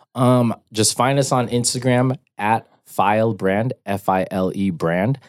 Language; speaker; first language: English; native; English